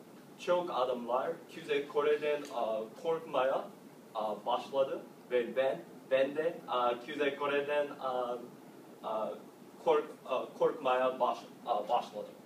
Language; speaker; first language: Turkish; non-native, learner; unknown